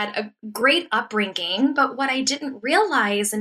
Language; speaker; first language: English; native; English